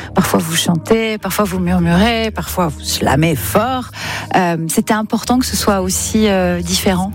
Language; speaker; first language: French; native; French